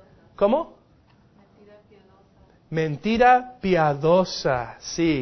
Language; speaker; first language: Spanish; non-native, fluent; English